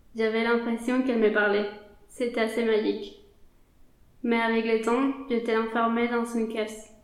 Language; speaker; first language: French; non-native, fluent; Spanish